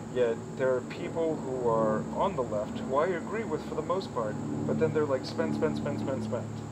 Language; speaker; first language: English; native; English